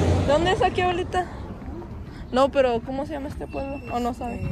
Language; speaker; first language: Spanish; early bilingual, heritage; Spanish